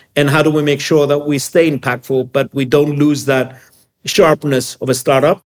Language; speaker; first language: English; early bilingual, other home language; Greek